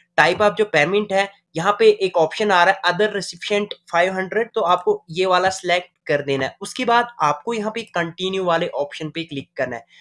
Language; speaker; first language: Hindi; native; Hindi